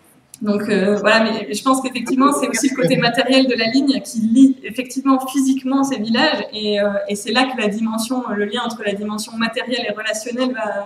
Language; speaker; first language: French; native; French